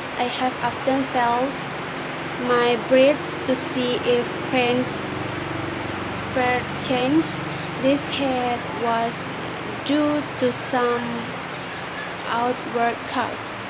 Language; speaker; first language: English; non-native, learner; Indonesian